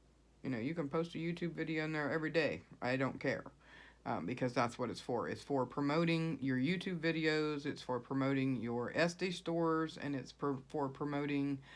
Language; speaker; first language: English; native; English